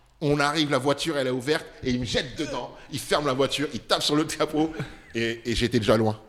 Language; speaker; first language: French; early bilingual, other home language; Bambara